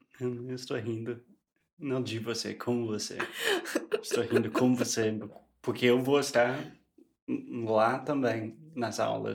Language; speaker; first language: Portuguese; non-native, fluent; English